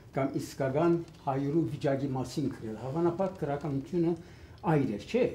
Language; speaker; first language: Armenian; early bilingual, heritage; Armenian